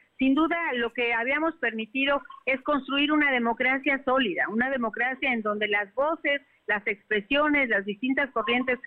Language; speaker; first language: Spanish; native; Spanish